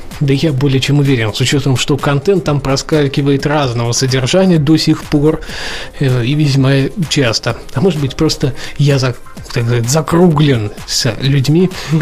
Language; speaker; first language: Russian; native; Russian